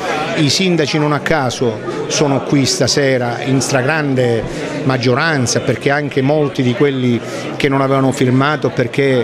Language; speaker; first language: Italian; native; Italian